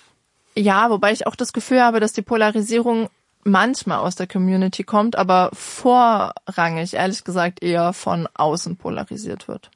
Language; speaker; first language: German; native; German